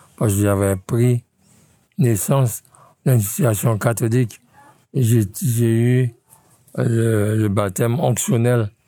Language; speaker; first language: French; non-native, local second language; Haitian Creole